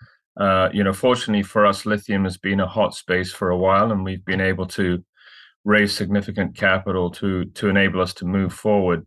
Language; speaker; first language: English; native; English